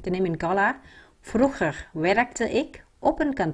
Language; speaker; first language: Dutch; non-native, fluent; Vietnamese